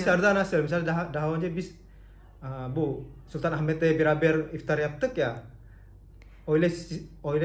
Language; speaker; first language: Turkish; non-native, learner; Indonesian